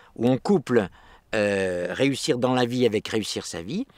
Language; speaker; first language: French; native; French